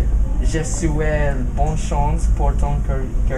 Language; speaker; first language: French; non-native, learner; English